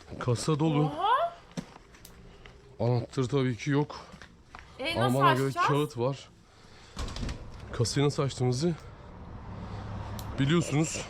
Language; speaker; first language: Turkish; native; Turkish